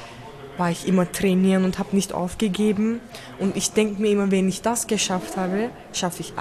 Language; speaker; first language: German; early bilingual, other home language; Turkish